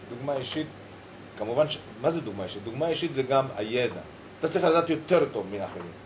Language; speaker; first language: Hebrew; early bilingual, other home language; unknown